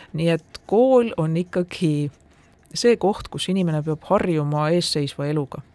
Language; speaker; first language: Estonian; native; Estonian